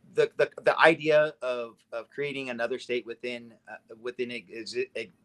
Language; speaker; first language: English; native; English